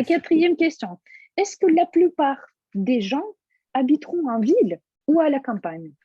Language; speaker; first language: French; non-native, fluent; Russian